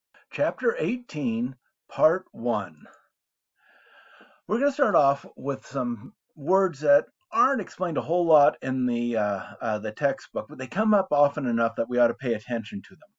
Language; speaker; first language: English; native; English